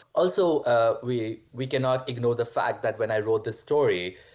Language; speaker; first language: English; non-native, local second language; Hindi